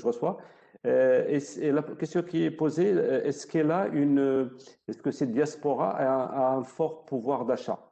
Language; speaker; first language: French; non-native, local second language; Arabic